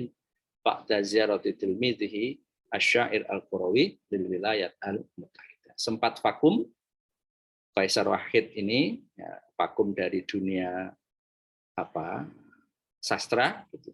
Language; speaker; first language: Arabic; non-native, fluent; Indonesian